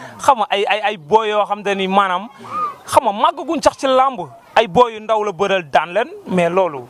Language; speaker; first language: Wolof; native; Wolof